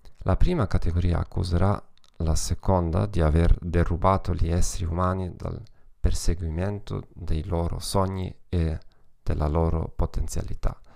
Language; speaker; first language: Italian; non-native, learner; German